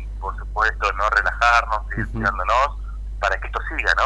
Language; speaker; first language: Spanish; native; Spanish